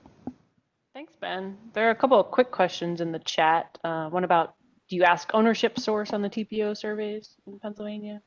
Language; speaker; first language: English; native; English